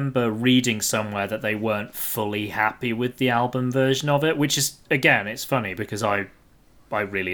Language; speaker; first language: English; native; English